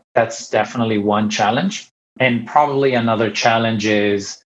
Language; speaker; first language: English; non-native, fluent; Italian